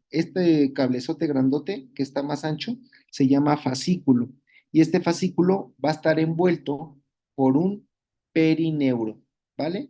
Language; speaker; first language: Spanish; native; Spanish